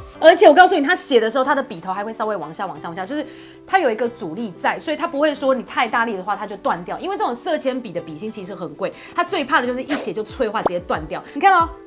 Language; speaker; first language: Chinese; native; Chinese